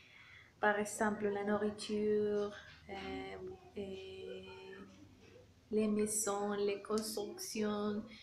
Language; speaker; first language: French; non-native, learner; Spanish